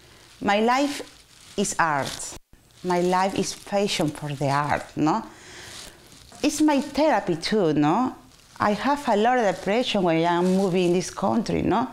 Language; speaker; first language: English; non-native, learner; Spanish